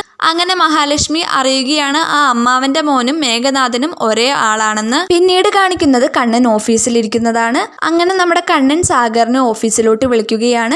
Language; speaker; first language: Malayalam; native; Malayalam